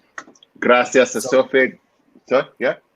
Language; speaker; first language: Spanish; non-native, learner; English